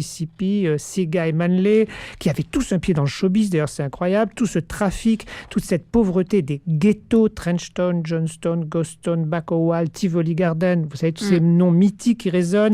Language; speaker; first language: French; native; French